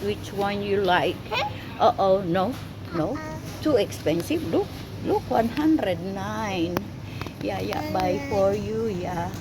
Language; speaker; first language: English; non-native, local second language; Filipino